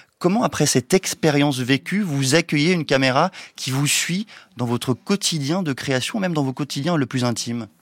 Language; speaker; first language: French; native; French